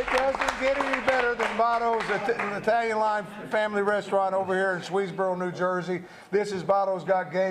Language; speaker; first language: English; native; English